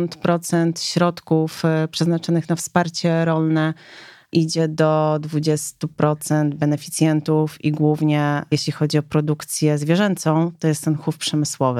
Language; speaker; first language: Polish; native; Polish